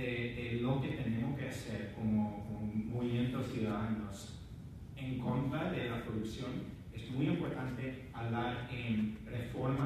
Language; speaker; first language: Spanish; non-native, fluent; English